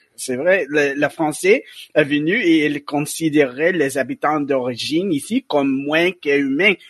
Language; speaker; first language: French; non-native, learner; English